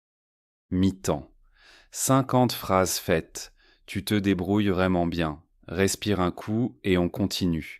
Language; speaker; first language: French; native; French